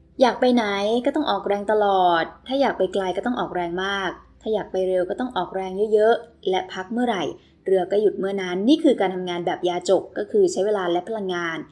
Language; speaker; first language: Thai; native; Thai